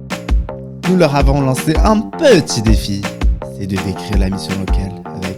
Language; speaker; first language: French; native; French